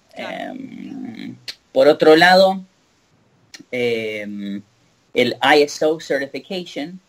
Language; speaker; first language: Spanish; native; Spanish